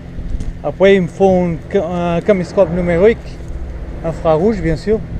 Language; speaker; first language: French; non-native, fluent; Portuguese